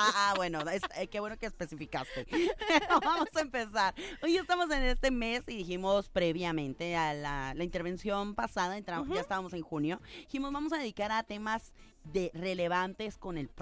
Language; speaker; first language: Spanish; native; Spanish